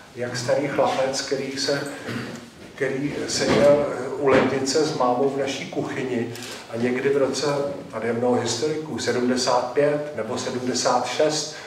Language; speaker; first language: Czech; native; Czech